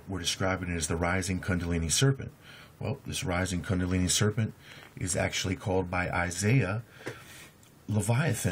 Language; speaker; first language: English; native; English